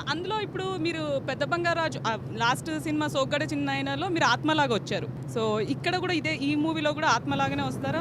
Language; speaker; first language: Telugu; native; Telugu